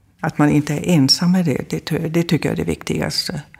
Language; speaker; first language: Swedish; non-native, fluent; German